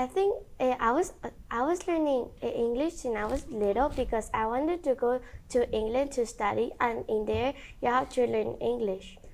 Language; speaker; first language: English; non-native, learner; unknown